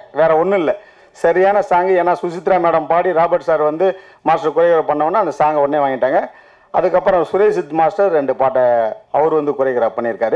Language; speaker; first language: Tamil; native; Tamil